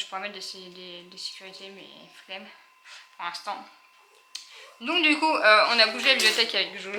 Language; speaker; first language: French; native; French